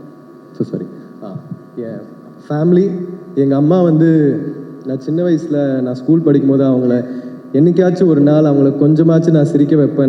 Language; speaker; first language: Tamil; native; Tamil